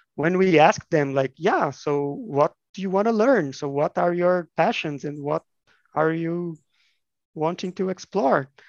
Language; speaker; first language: English; non-native, fluent; Portuguese